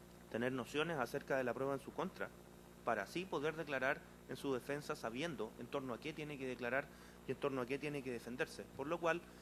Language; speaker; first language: Spanish; native; Spanish